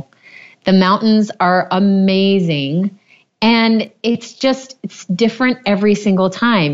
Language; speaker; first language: English; native; English